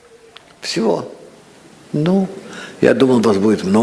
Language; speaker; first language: Russian; native; Russian